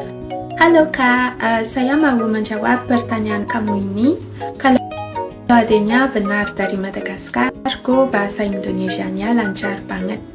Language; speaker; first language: Indonesian; non-native, fluent; Malagasy